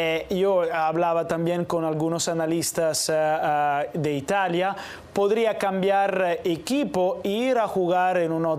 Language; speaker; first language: Spanish; non-native, fluent; Italian